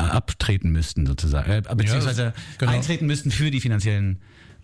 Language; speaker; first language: German; native; German